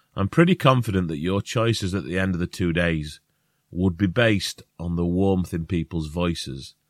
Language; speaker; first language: English; native; English